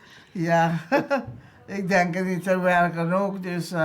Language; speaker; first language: Dutch; non-native, local second language; Papiamento